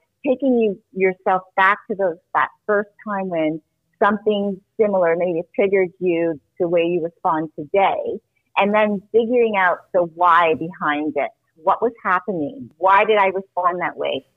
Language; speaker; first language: English; native; English